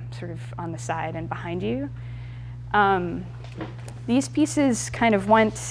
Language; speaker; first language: English; native; English